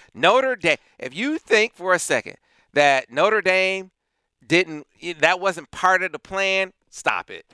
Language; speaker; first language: English; native; English